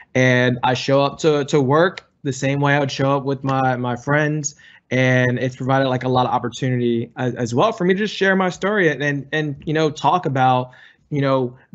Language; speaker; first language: English; native; English